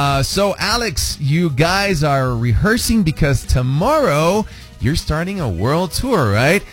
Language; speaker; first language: English; non-native, fluent; Spanish